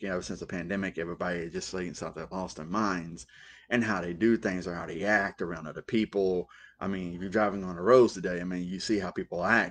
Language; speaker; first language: English; native; English